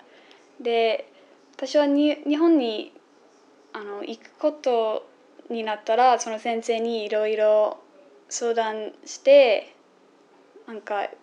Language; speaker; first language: Japanese; non-native, fluent; English